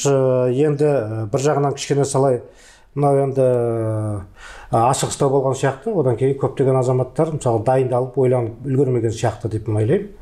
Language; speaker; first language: Kazakh; native; Kazakh